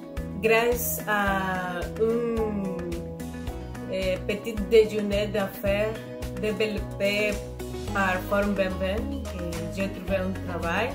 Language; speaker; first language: French; non-native, learner; Spanish